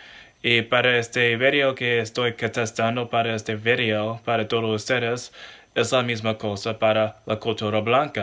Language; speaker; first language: Spanish; non-native, learner; English